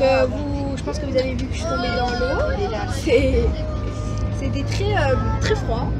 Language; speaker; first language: French; native; French